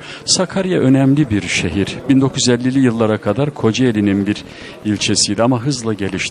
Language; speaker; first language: Turkish; native; Turkish